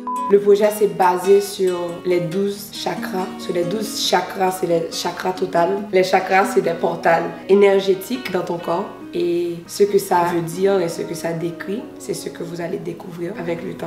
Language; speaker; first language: French; native; French